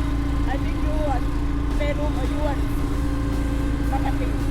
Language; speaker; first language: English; non-native, learner; Thai